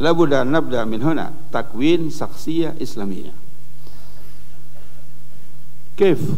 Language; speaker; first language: Arabic; non-native, fluent; Indonesian